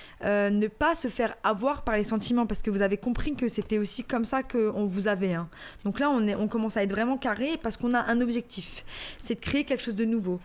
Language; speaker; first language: French; native; French